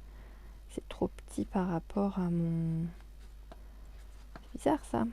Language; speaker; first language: French; native; French